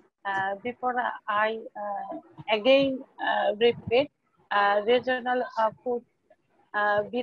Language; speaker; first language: English; non-native, learner; Bangla